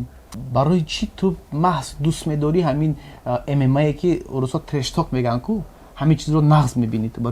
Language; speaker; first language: Persian; native; Persian